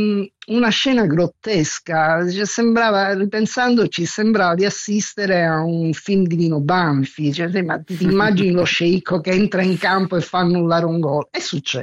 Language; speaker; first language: Italian; native; Italian